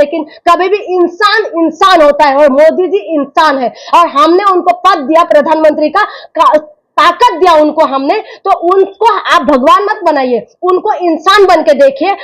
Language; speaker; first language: Hindi; non-native, local second language; Assamese